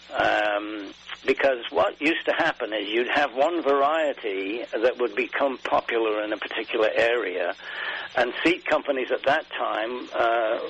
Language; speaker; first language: English; native; English